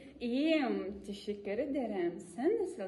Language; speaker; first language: Turkish; non-native, learner; Russian